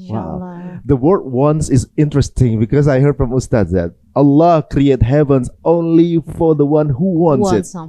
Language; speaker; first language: English; non-native, fluent; Indonesian